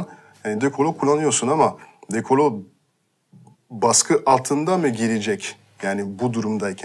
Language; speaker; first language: Turkish; non-native, fluent; French